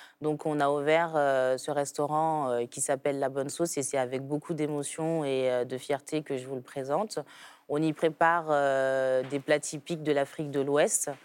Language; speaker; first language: French; early bilingual, other home language; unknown